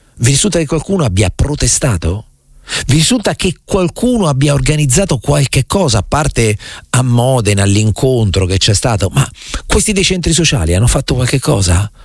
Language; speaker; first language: Italian; native; Italian